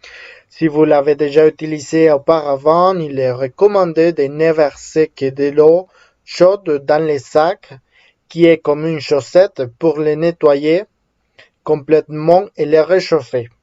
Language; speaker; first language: French; non-native, fluent; Spanish